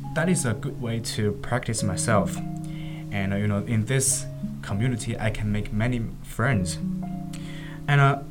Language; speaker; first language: English; non-native, fluent; Chinese